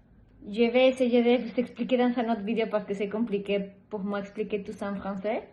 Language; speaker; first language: French; non-native, learner; Spanish